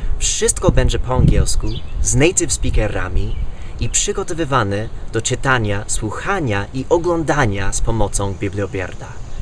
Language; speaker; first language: Polish; non-native, fluent; English